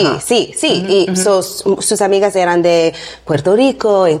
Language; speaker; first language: Spanish; non-native, learner; English